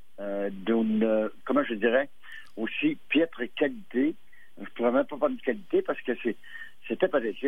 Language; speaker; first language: French; native; French